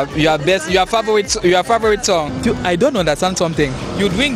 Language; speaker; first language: English; non-native, learner; French